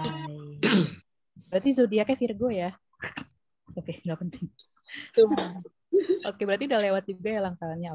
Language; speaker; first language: Indonesian; native; Indonesian